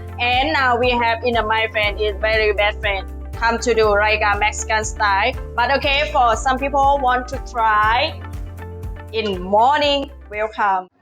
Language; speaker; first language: English; non-native, learner; Thai